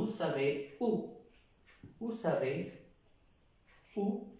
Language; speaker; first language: French; non-native, fluent; Spanish